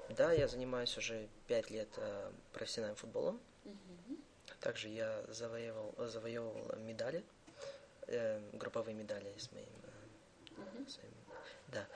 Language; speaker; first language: Russian; early bilingual, heritage; Russian